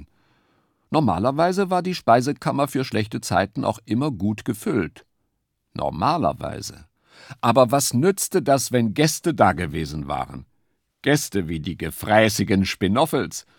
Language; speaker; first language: German; native; German